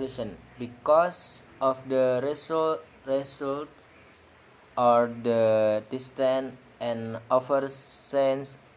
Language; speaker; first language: English; non-native, learner; Indonesian